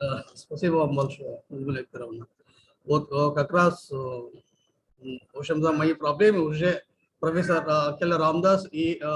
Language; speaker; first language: Russian; native; Russian